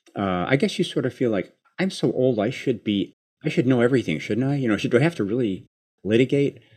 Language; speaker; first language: English; native; English